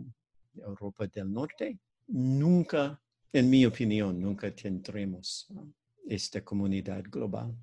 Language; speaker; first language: Spanish; non-native, learner; English